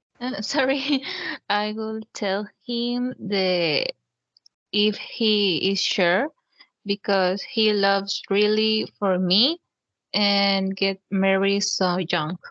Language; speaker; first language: English; non-native, learner; Spanish